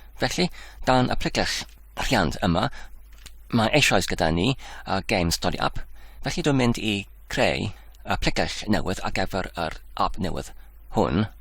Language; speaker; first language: Welsh; non-native, learner; Dutch